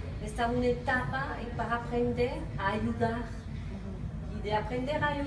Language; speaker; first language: Portuguese; non-native, learner; Spanish